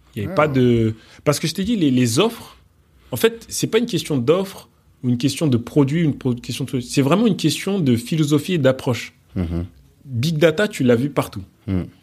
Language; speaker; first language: French; native; French